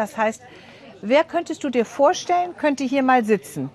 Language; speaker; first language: German; native; German